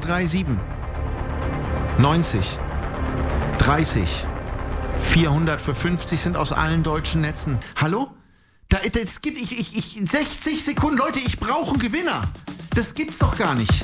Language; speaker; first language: German; native; German